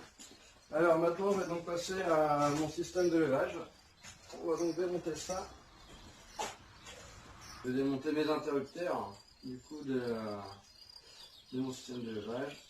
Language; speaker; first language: French; native; French